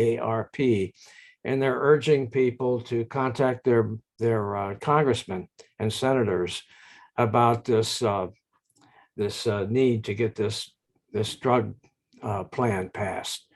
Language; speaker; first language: English; native; English